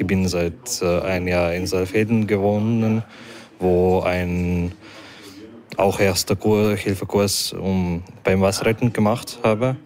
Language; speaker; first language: German; non-native, learner; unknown